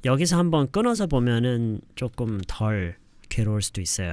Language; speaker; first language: Korean; native; Korean